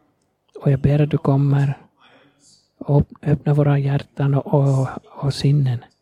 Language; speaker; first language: Swedish; non-native, fluent; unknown